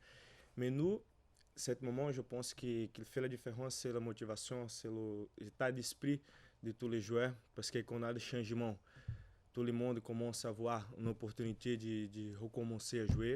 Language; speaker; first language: French; non-native, learner; Portuguese